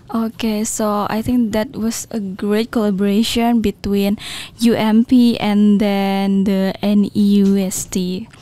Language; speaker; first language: English; non-native, learner; Indonesian